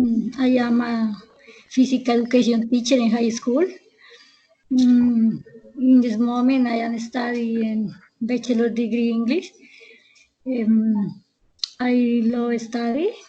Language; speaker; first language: English; non-native, learner; Spanish